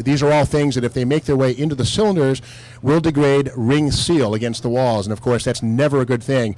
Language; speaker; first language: English; native; English